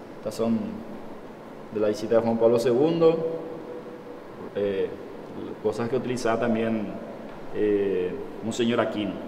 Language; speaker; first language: Spanish; native; Spanish